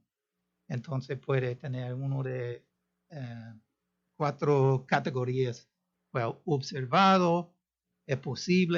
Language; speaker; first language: Spanish; non-native, fluent; English